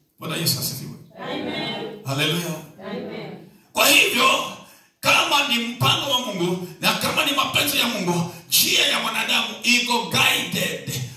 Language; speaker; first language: Swahili; non-native, local second language; Giryama